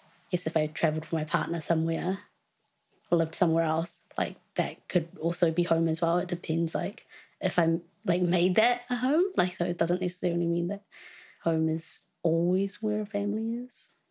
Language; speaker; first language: English; early bilingual, other home language; Vietnamese